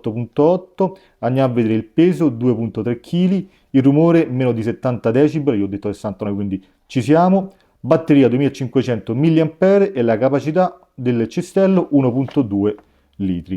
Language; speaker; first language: Italian; native; Italian